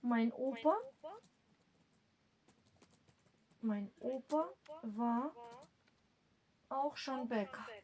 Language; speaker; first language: German; non-native, fluent; Macedonian